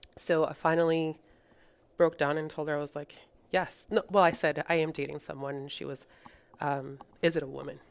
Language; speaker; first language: English; early bilingual, other home language; Spanish